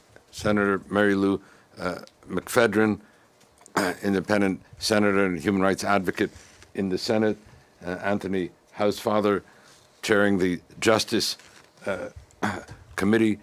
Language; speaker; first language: English; native; English